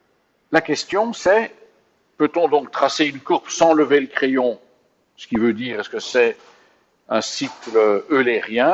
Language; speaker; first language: French; native; French